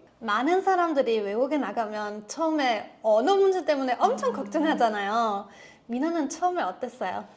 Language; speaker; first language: Korean; non-native, fluent; German